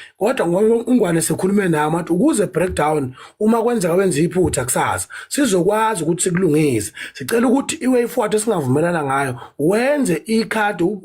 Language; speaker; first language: Zulu; native; Zulu